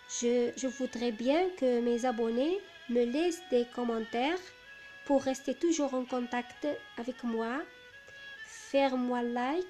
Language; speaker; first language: French; non-native, local second language; Arabic